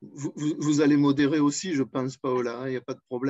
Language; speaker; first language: French; native; French